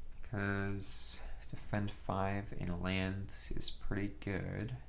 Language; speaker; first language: English; native; English